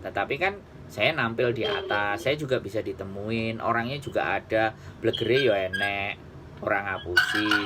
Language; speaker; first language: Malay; non-native, local second language; Javanese